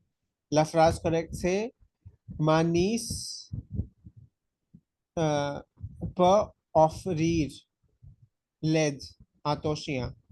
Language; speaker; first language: French; non-native, fluent; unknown